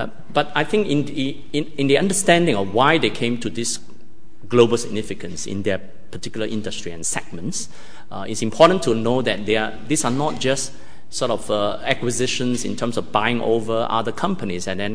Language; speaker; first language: English; non-native, local second language; Cantonese